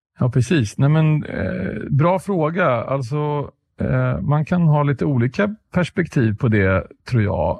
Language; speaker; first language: Swedish; native; Swedish